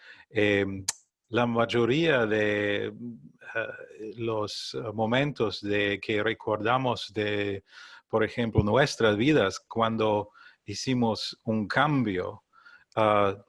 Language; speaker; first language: Spanish; non-native, learner; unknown